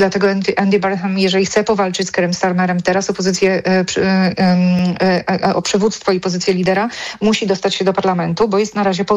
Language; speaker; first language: Polish; native; Polish